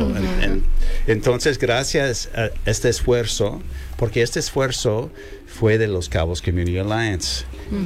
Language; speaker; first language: Spanish; non-native, learner; English